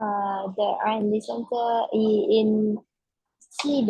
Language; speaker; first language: English; non-native, learner; Vietnamese